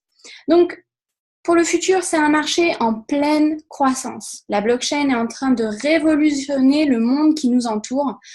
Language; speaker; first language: French; native; French